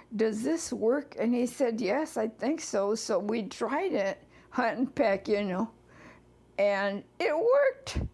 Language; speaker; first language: English; early bilingual, other home language; Spanish